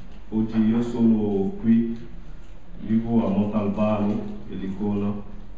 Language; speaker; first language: Italian; non-native, learner; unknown